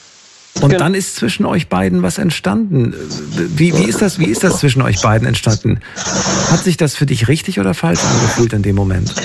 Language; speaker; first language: German; native; German